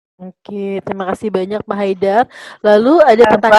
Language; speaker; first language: Indonesian; native; Indonesian